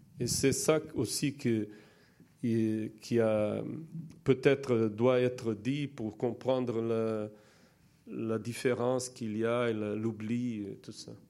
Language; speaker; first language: French; non-native, fluent; Portuguese